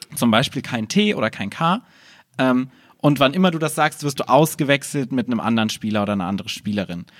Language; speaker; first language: German; native; German